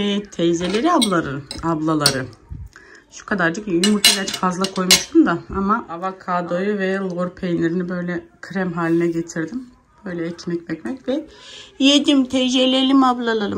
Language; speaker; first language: Turkish; native; Turkish